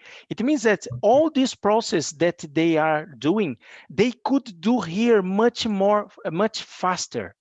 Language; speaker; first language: English; non-native, fluent; Portuguese